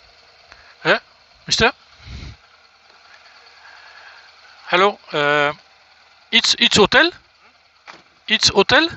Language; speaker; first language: English; non-native, learner; French